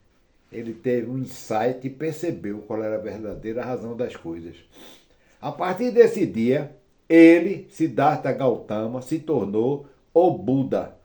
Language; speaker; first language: Portuguese; native; Portuguese